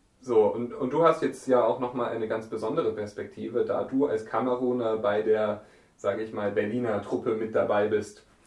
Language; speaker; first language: German; native; German